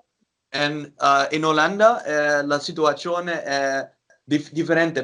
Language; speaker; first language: Italian; non-native, learner; Dutch